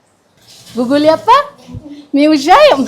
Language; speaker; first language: Russian; non-native, fluent; Uzbek